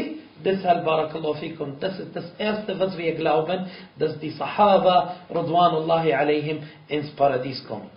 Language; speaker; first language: German; non-native, fluent; Arabic